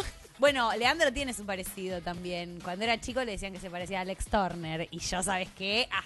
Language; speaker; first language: Spanish; native; Spanish